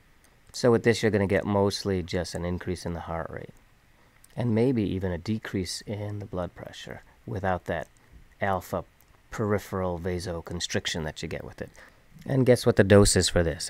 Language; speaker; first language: English; native; English